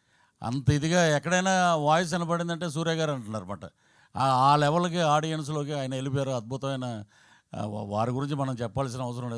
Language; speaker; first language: Telugu; native; Telugu